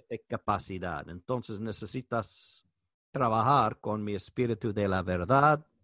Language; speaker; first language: Spanish; non-native, learner; English